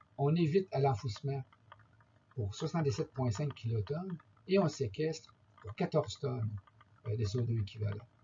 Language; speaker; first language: French; native; French